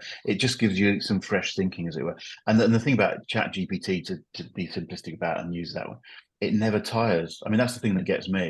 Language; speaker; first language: English; native; English